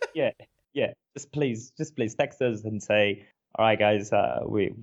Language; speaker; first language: English; non-native, fluent; Portuguese